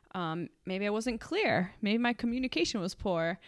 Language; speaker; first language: English; native; English